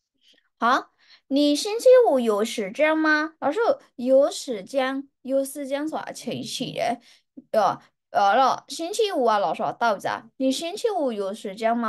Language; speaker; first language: Chinese; native; Chinese